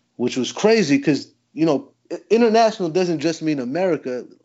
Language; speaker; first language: English; native; English